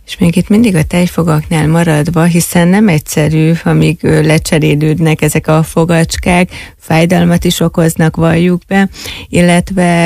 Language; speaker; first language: Hungarian; native; Hungarian